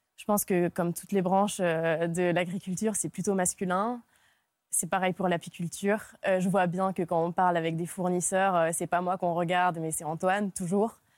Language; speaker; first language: French; early bilingual, other home language; Hungarian